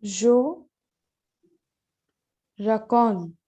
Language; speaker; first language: French; non-native, learner; Bangla